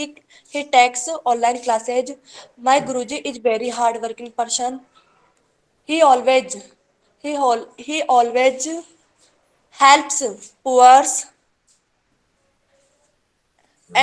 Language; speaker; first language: English; non-native, learner; Hindi